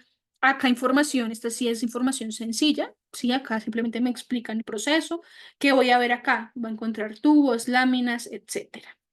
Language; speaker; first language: Spanish; native; Spanish